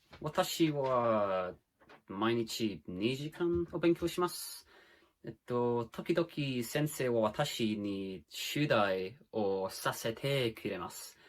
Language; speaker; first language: Japanese; non-native, learner; English